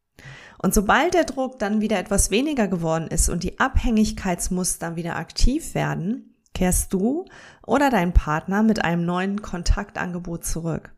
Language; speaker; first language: German; native; German